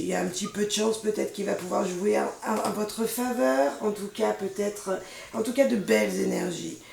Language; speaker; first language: French; native; French